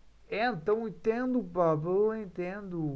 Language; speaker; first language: Portuguese; non-native, learner; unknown